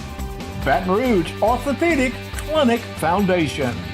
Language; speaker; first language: English; native; English